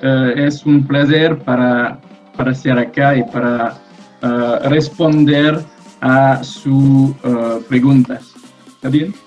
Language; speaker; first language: Spanish; non-native, learner; French